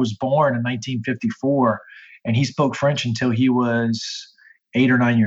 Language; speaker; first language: English; native; English